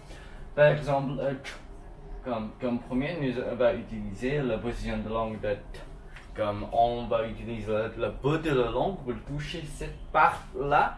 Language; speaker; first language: French; non-native, learner; Chinese